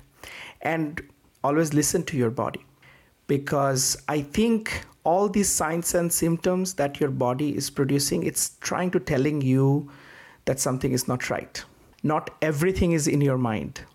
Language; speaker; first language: English; non-native, local second language; Bangla